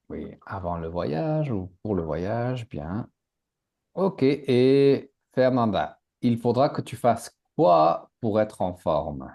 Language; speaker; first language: French; native; French